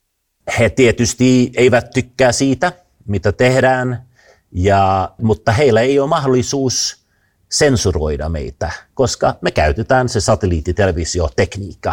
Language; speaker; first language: Finnish; non-native, fluent; Swedish